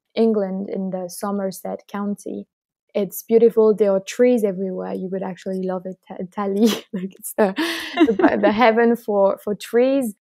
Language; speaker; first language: English; non-native, fluent; French